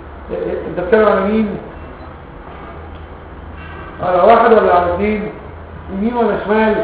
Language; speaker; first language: Arabic; native; Arabic